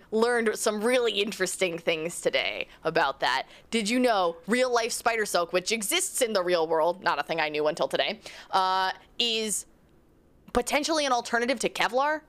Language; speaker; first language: English; native; English